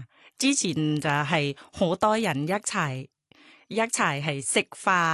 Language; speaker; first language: Cantonese; non-native, learner; Thai